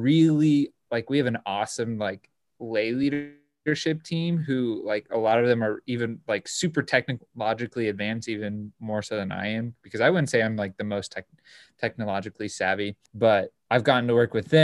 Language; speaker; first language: English; native; English